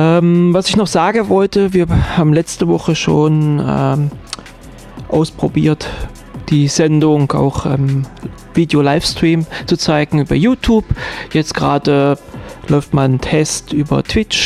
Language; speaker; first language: German; native; German